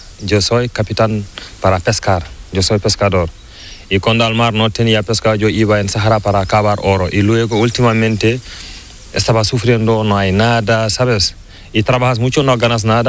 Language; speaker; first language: Spanish; non-native, learner; Fula